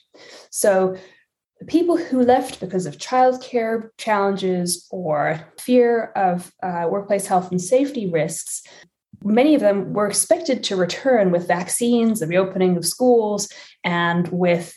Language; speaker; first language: English; native; English